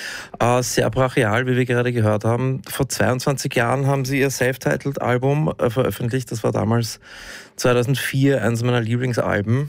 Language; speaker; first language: German; native; German